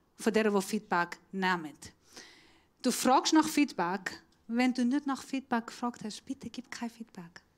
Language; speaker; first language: German; non-native, fluent; Assyrian Neo-Aramaic